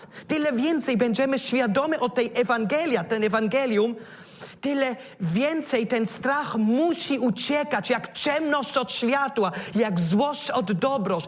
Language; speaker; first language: Polish; non-native, learner; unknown